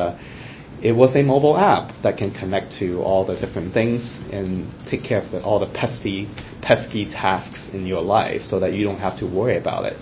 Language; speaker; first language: English; non-native, local second language; Cantonese